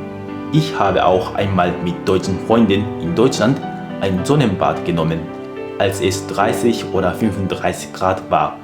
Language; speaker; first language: German; non-native, fluent; Japanese